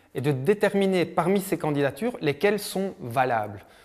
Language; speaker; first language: French; native; French